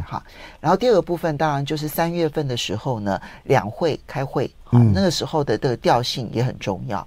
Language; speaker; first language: Chinese; native; Chinese